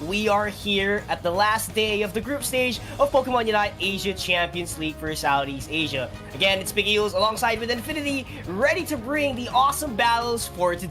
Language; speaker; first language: English; non-native, local second language; Filipino